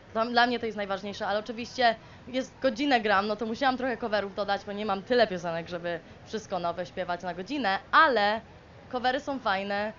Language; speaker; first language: Polish; early bilingual, heritage; Polish